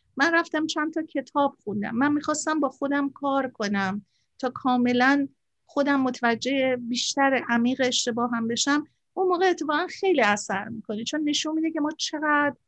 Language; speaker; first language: Persian; native; Persian